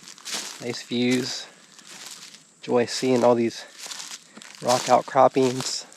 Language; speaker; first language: English; native; English